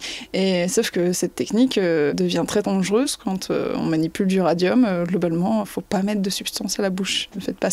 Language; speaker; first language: French; native; French